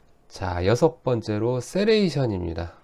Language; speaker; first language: Korean; native; Korean